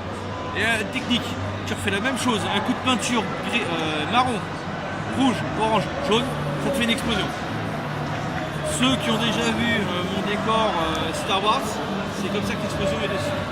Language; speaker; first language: French; native; French